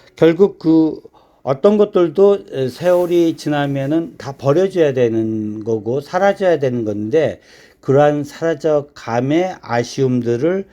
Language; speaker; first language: Korean; native; Korean